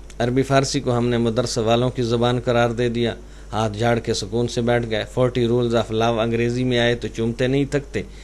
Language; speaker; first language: Urdu; non-native, local second language; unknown